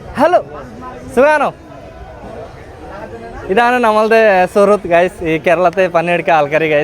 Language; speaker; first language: Malayalam; non-native, learner; Bangla